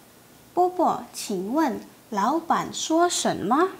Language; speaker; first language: Chinese; non-native, fluent; Indonesian